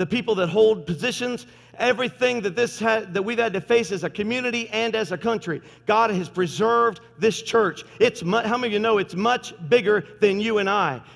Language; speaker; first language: English; native; English